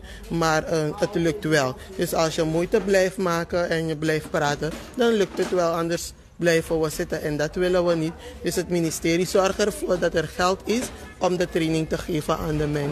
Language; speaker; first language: Dutch; native; Dutch